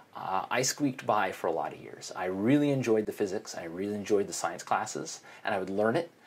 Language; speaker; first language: English; native; English